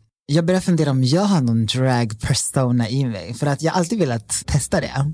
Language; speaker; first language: Swedish; native; Swedish